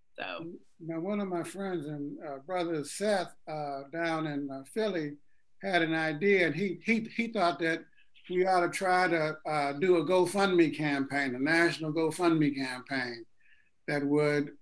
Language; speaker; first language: English; native; English